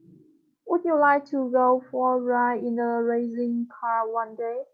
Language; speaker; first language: English; non-native, fluent; Vietnamese